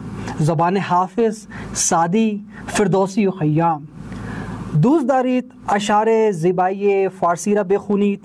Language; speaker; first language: Persian; non-native, fluent; Urdu